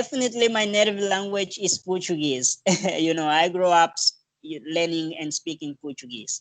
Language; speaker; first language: English; non-native, learner; Portuguese